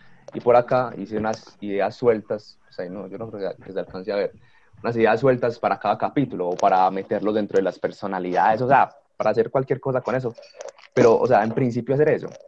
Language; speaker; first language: Spanish; native; Spanish